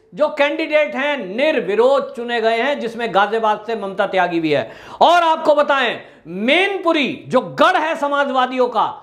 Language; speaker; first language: Hindi; native; Hindi